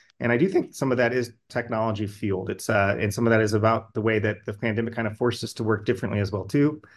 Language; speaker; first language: English; native; English